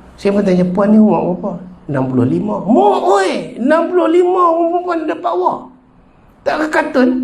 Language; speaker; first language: Malay; native; Malay